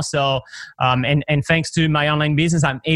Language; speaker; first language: English; non-native, fluent; French